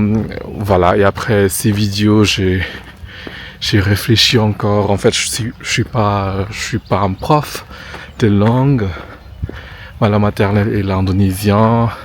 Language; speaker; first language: French; non-native, fluent; Indonesian